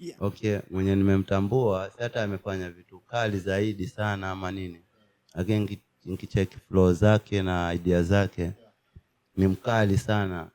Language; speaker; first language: Swahili; native; Swahili